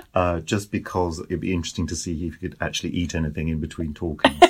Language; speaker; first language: English; native; English